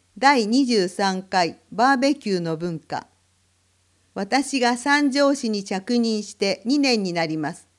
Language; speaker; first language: Japanese; non-native, fluent; English